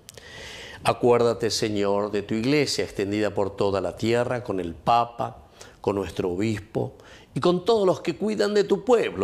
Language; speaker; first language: Spanish; native; Spanish